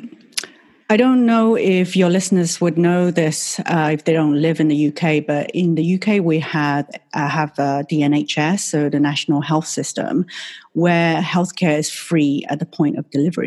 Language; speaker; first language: English; non-native, fluent; Chinese